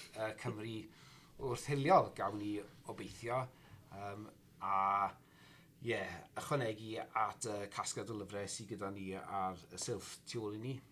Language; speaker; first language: Welsh; native; Welsh